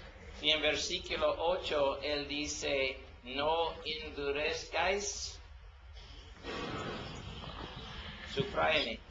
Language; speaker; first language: Spanish; non-native, learner; English